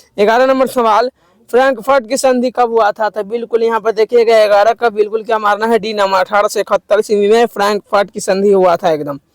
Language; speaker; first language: Hindi; native; Hindi